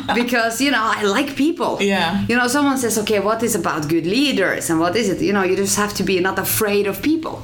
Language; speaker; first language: English; non-native, fluent; Finnish